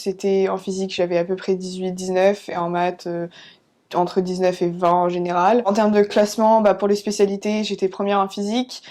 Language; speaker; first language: French; early bilingual, other home language; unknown